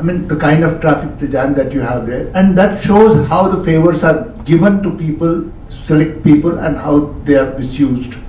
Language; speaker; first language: English; non-native, local second language; Hindi